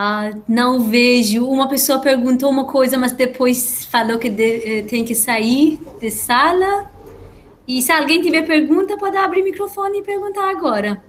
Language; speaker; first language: Portuguese; non-native, fluent; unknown